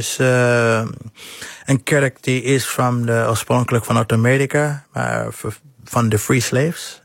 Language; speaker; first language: Dutch; non-native, fluent; English